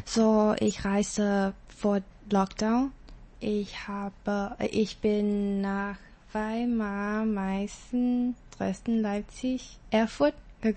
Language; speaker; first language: German; non-native, learner; Chinese